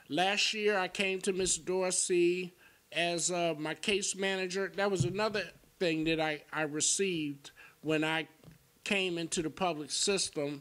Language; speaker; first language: English; native; English